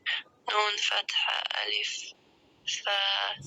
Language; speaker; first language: Arabic; non-native, learner; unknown